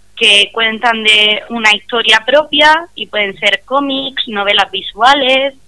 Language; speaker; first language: Spanish; native; Spanish